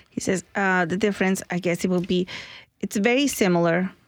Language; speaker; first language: English; early bilingual, other home language; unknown